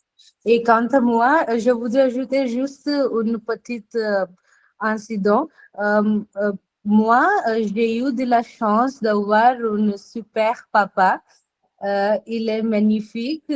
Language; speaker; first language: French; non-native, fluent; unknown